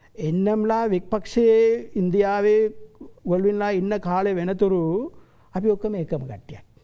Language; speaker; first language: Sinhala; non-native, local second language; Tamil